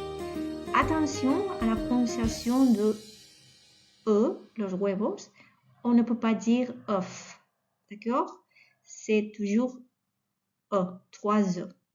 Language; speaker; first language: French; non-native, fluent; Catalan